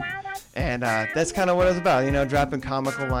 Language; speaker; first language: English; native; English